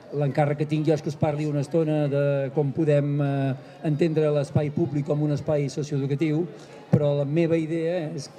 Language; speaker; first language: Catalan; native; Catalan